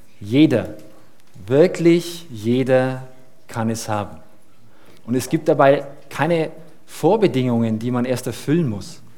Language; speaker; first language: German; early bilingual, other home language; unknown